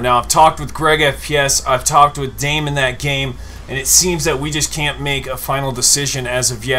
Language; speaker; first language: English; native; English